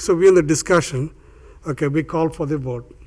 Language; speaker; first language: English; non-native, fluent; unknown